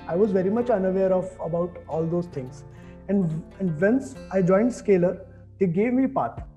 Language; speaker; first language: English; non-native, local second language; Hindi